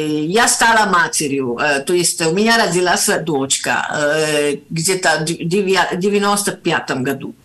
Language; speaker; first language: Russian; non-native, fluent; Italian